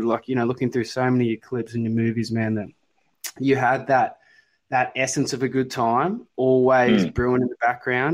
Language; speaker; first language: English; native; English